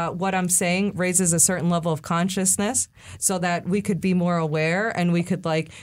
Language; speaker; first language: English; early bilingual, other home language; Spanish